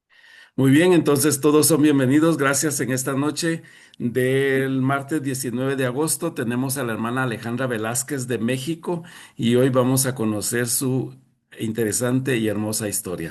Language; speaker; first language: Spanish; native; Spanish